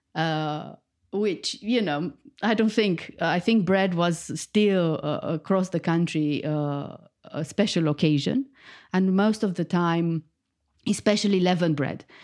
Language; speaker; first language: English; non-native, fluent; Romanian